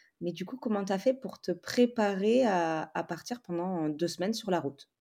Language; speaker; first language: French; native; French